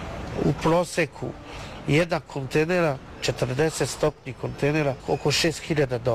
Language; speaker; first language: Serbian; non-native, learner; Chinese